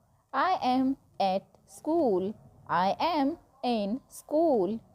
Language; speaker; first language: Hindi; native; Hindi